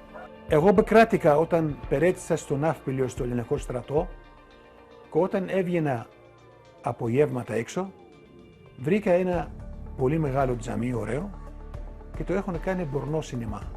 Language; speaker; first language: Greek; non-native, local second language; Turkish